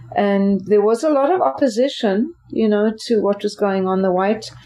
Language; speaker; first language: English; native; English